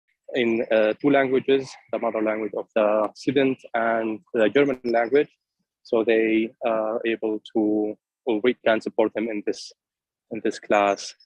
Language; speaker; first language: English; non-native, fluent; Arabic